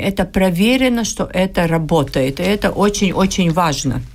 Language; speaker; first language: Russian; non-native, local second language; Latvian